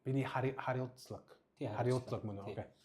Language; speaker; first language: Mongolian; non-native, learner; English